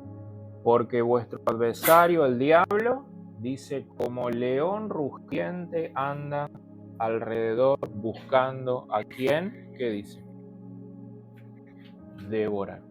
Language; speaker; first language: Spanish; native; Spanish